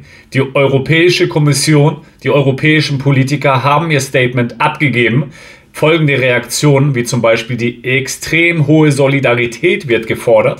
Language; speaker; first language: German; native; German